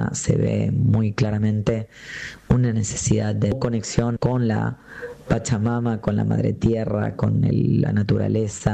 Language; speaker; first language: Spanish; native; Spanish